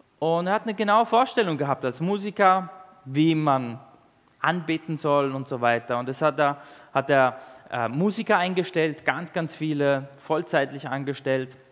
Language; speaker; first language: German; early bilingual, other home language; Italian